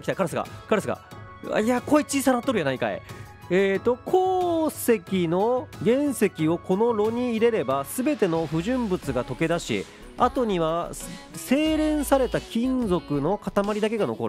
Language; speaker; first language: Japanese; native; Japanese